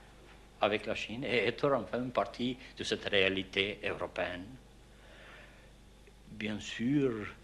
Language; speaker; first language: French; non-native, fluent; Albanian